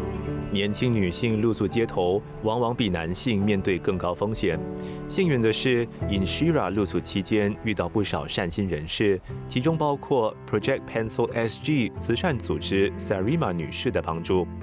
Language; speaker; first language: Chinese; native; Chinese